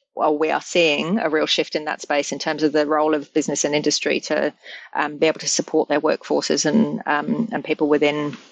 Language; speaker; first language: English; native; English